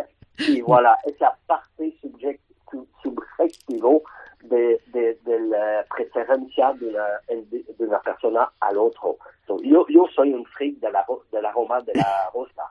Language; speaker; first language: Spanish; non-native, learner; French